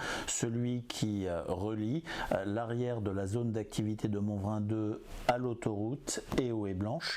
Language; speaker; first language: French; native; French